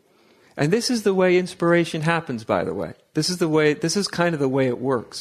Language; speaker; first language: English; native; English